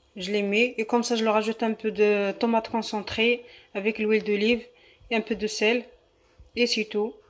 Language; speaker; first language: French; non-native, local second language; Arabic